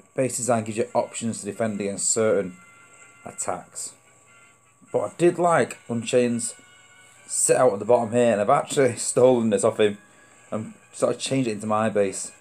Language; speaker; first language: English; native; English